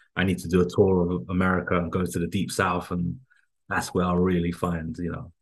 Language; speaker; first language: English; early bilingual, other home language; Spanish